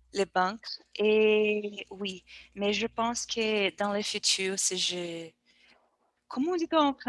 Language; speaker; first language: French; non-native, learner; Portuguese